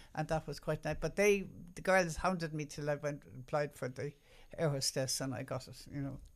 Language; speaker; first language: English; native; English